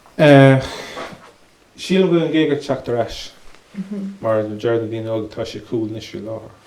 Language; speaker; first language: Irish; native; Irish